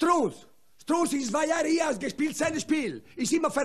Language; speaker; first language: German; non-native, learner; Italian